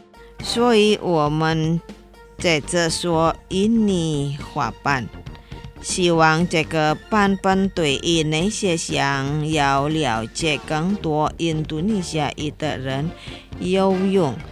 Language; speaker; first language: Chinese; non-native, fluent; Indonesian